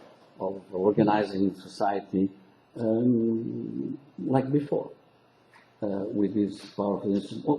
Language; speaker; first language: English; non-native, local second language; Portuguese